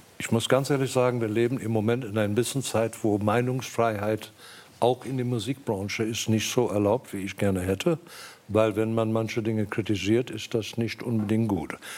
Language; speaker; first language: German; non-native, fluent; English